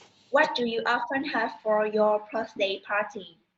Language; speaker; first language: English; non-native, learner; Vietnamese